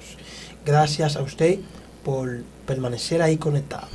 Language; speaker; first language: Spanish; native; Spanish